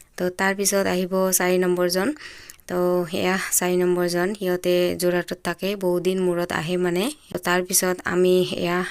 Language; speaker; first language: Assamese; native; Assamese